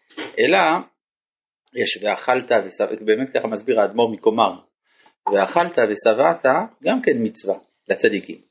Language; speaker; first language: Hebrew; non-native, fluent; French